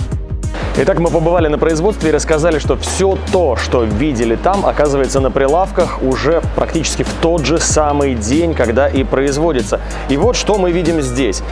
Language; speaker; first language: Russian; native; Russian